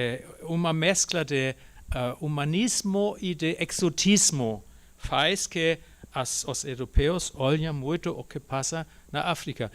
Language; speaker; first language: Portuguese; non-native, fluent; German